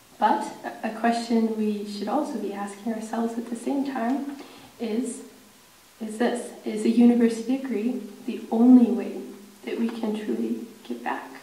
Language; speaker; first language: English; native; English